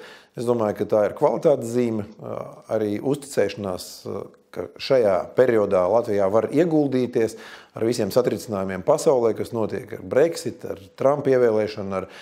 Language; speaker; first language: Latvian; native; Latvian